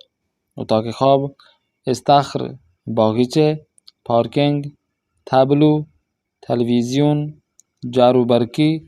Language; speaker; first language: Persian; non-native, fluent; Urdu